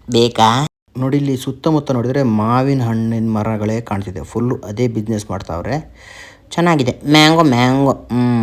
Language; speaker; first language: Kannada; non-native, local second language; Tulu